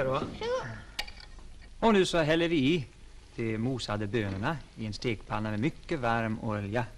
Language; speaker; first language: Swedish; non-native, fluent; English